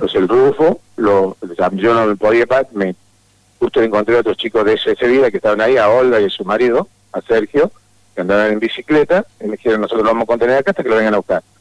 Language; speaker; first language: Spanish; native; Spanish